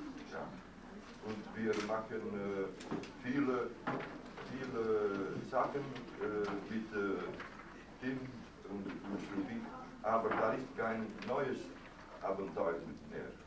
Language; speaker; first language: German; non-native, learner; Dutch